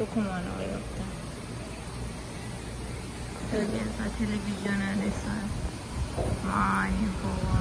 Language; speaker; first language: Korean; non-native, learner; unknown